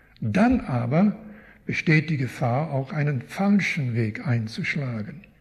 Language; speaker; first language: German; early bilingual, heritage; German